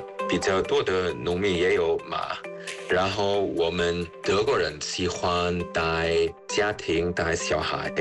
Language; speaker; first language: Chinese; non-native, fluent; German